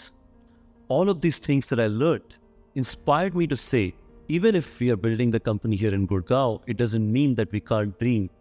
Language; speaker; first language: English; non-native, local second language; Hindi